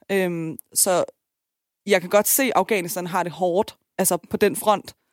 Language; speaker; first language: Danish; early bilingual, other home language; Persian